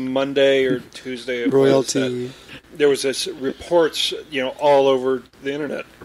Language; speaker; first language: English; native; English